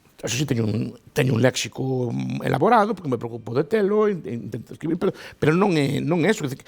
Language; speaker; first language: Galician; native; Galician